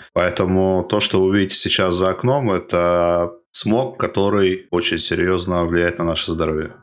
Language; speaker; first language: Russian; native; Russian